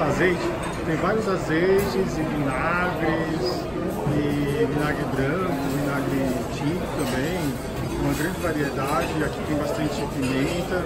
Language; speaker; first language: Portuguese; non-native, fluent; Japanese